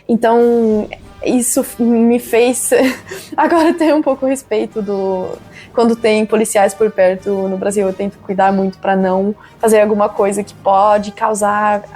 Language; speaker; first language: Portuguese; non-native, fluent; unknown